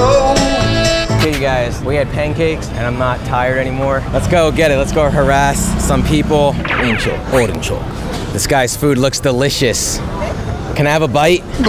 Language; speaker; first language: English; native; English